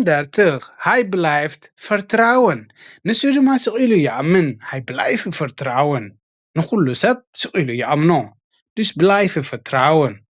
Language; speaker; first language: Dutch; non-native, fluent; Tigrinya